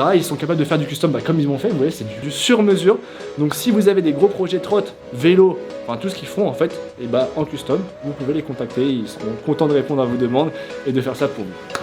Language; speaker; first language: French; native; French